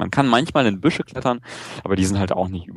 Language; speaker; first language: German; native; German